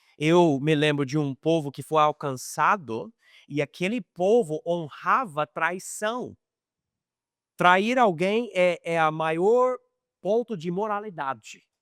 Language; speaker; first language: Portuguese; non-native, fluent; English